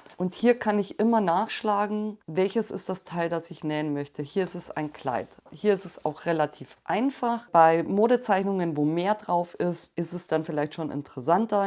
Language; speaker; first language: German; native; German